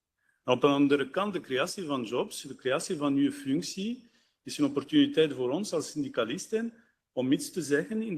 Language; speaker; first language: Dutch; non-native, local second language; French